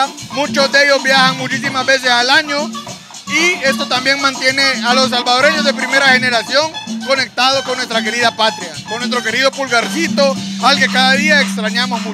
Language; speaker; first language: Spanish; native; Spanish